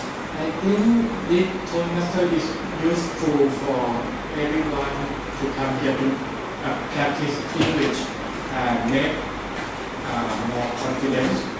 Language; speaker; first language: English; non-native, learner; Thai